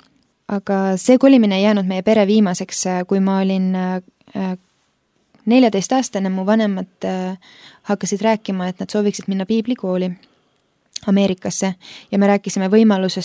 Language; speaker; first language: Estonian; early bilingual, other home language; Finnish